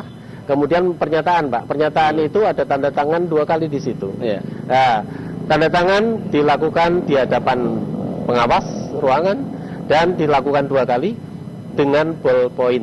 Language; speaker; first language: Indonesian; native; Indonesian